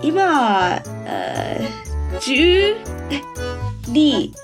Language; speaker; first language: Japanese; non-native, learner; English